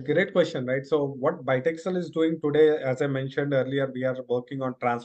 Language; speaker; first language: English; non-native, local second language; Telugu